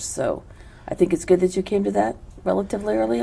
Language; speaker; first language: English; native; English